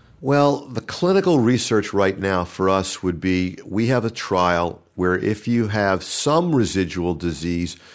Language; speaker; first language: English; native; English